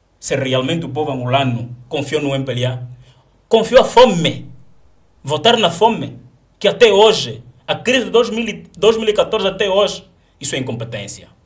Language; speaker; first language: Portuguese; non-native, local second language; Kongo